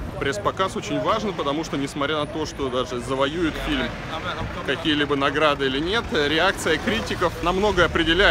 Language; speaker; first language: Russian; native; Russian